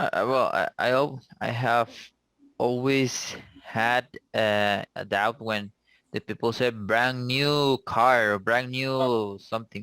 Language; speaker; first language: English; non-native, learner; Spanish